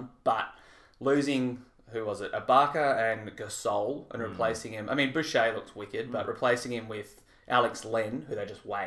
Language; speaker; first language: English; native; English